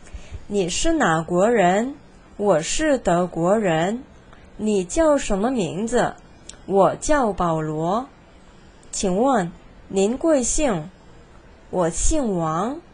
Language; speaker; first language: Chinese; non-native, fluent; Korean